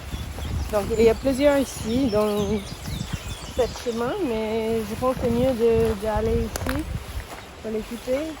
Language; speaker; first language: French; non-native, learner; English